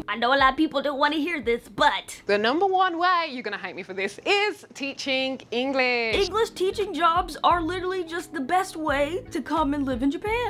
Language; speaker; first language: English; native; English